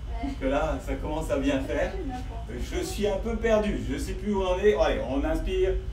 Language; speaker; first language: French; native; French